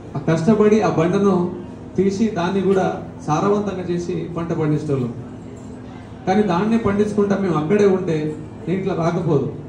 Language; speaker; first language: Telugu; non-native, local second language; Lambadi